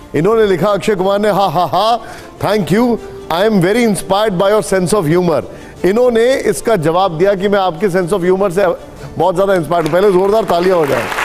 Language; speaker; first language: Hindi; native; Hindi